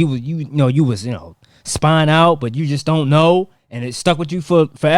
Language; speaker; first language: English; native; English